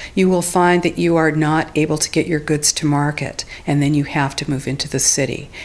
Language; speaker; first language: English; native; English